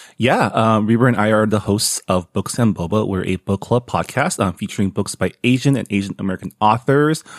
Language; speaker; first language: English; native; English